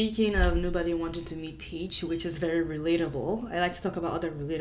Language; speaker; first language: English; non-native, local second language; Yoruba